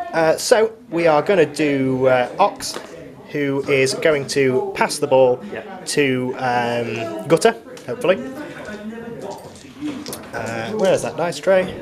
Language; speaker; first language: English; native; English